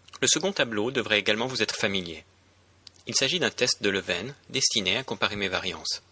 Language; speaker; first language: French; native; French